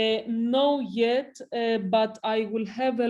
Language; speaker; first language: English; non-native, learner; Greek